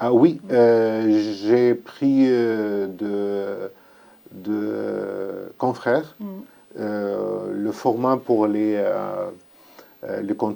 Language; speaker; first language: French; non-native, learner; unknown